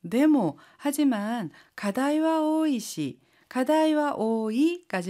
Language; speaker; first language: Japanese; non-native, fluent; Korean